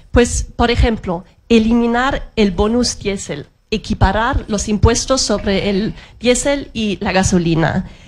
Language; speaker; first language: Spanish; non-native, fluent; German